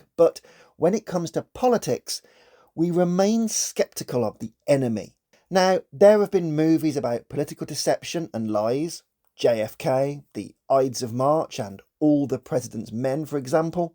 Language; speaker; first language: English; native; English